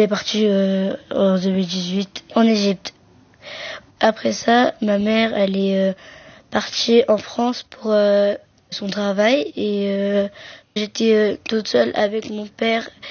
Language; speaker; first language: French; early bilingual, other home language; Arabic